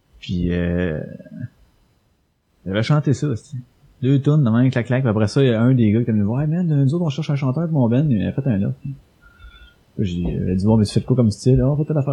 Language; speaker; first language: French; native; French